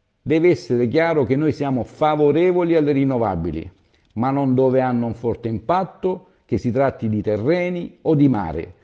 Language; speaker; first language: Italian; native; Italian